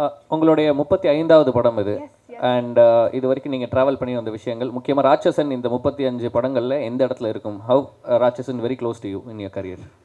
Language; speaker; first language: Tamil; native; Tamil